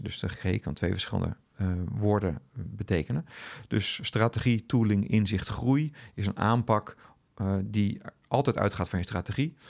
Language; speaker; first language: Dutch; native; Dutch